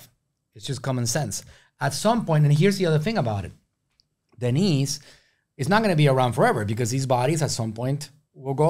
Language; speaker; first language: English; native; English